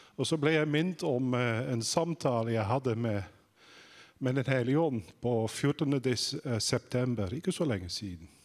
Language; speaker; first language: Norwegian; non-native, fluent; Dutch